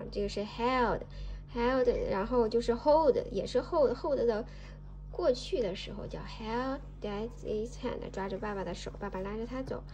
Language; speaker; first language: Chinese; native; Chinese